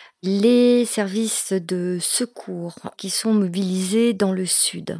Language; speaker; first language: French; native; French